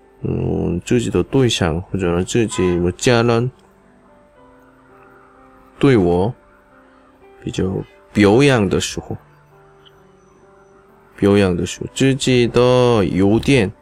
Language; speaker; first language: Chinese; non-native, learner; Korean